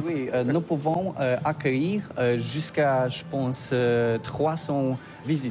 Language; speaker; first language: French; non-native, learner; Polish